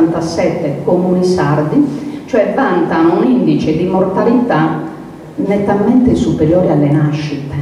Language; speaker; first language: Italian; native; Italian